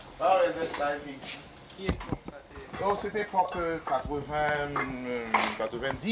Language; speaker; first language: French; non-native, local second language; Haitian Creole